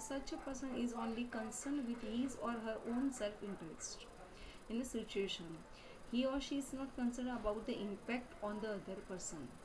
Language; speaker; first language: English; non-native, local second language; Gujarati